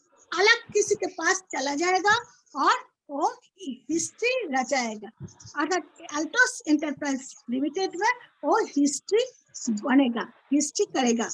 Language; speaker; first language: Hindi; non-native, local second language; Bangla